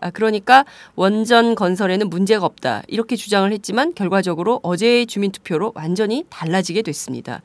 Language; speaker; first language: Korean; native; Korean